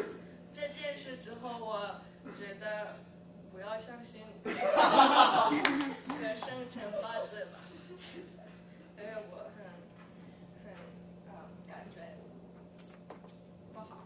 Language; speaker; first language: Chinese; early bilingual, heritage; English